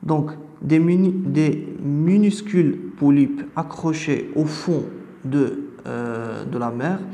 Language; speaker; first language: French; non-native, local second language; Arabic